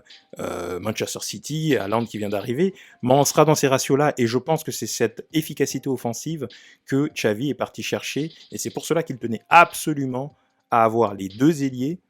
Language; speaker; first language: French; native; French